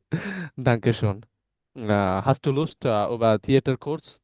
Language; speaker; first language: German; non-native, learner; Bangla